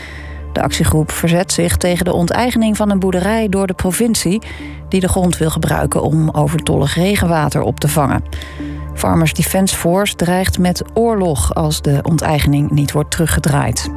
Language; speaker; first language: Dutch; native; Dutch